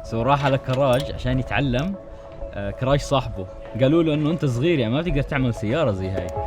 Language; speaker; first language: Arabic; native; Arabic